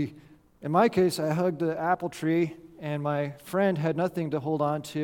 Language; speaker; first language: English; native; English